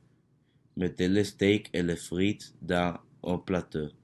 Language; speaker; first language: French; non-native, learner; Spanish